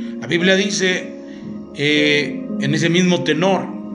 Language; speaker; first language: Spanish; native; Spanish